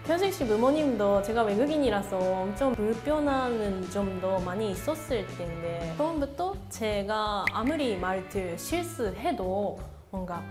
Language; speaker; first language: Korean; non-native, learner; Japanese